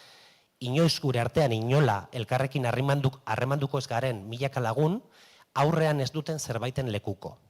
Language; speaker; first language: Basque; native; Basque